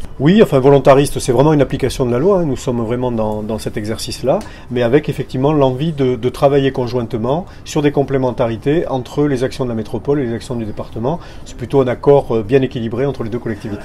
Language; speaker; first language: French; native; French